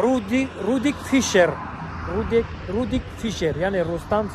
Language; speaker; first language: Russian; non-native, learner; Tajik